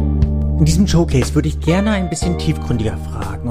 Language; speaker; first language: German; native; German